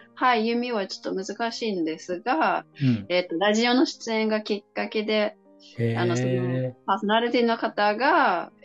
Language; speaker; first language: Japanese; non-native, fluent; English